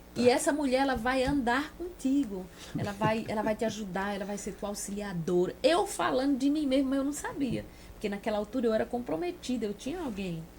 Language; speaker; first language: Portuguese; native; Portuguese